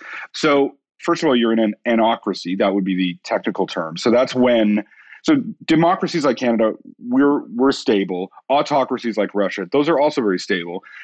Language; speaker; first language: English; native; English